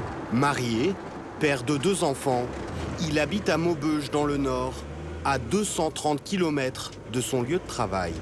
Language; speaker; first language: French; native; French